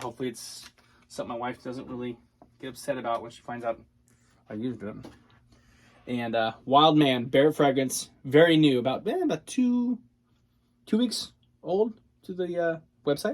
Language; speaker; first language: English; native; English